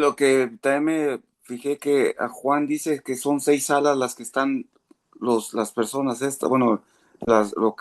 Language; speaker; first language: Spanish; native; Spanish